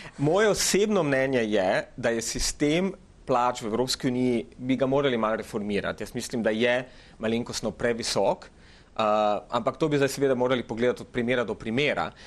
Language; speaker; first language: Slovenian; early bilingual, other home language; Macedonian